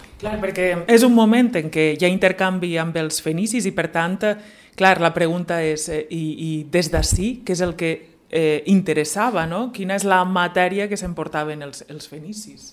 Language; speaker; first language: Catalan; native; Catalan